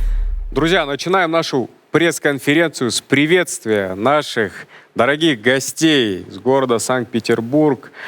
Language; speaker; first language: Russian; non-native, local second language; Kazakh